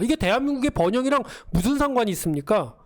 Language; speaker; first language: Korean; native; Korean